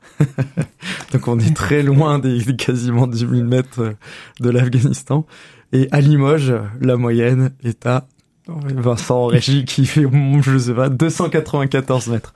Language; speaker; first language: French; native; French